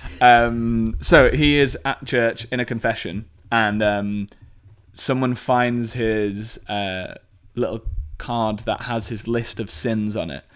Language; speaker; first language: English; native; English